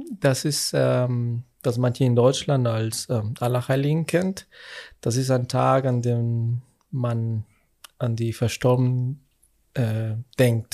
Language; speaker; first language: German; non-native, fluent; Spanish